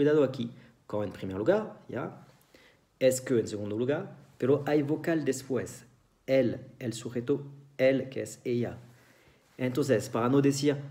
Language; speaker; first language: Spanish; non-native, fluent; French